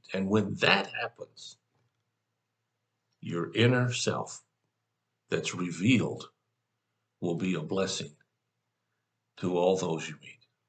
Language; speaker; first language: English; native; English